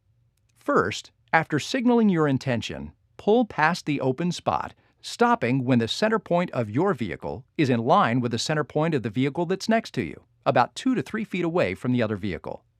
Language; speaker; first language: English; native; English